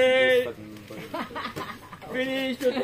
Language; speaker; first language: English; non-native, learner; French